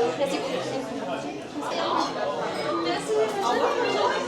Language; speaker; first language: French; non-native, learner; English